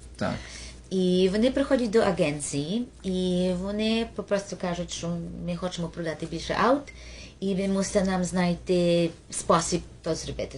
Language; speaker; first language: Ukrainian; early bilingual, heritage; Ukrainian